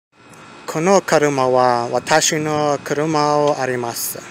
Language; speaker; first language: Japanese; non-native, learner; English